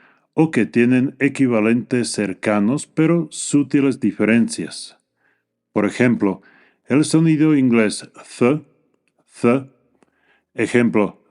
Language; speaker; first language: Spanish; non-native, fluent; English